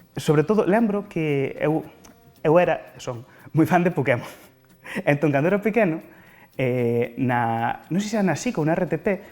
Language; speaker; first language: Galician; non-native, local second language; Spanish